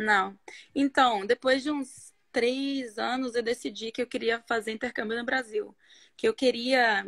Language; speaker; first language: Portuguese; non-native, fluent; Norwegian